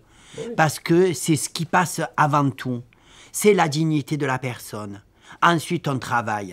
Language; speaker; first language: French; native; French